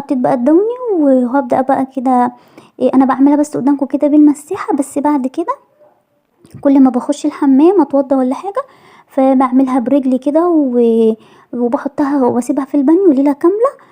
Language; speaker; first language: Arabic; native; Arabic